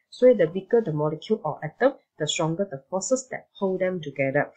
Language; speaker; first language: English; non-native, local second language; Chinese